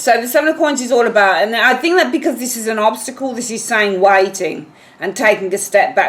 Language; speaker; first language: English; native; English